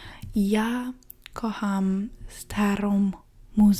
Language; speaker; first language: Polish; early bilingual, heritage; English